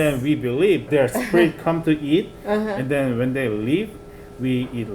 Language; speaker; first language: English; non-native, fluent; Korean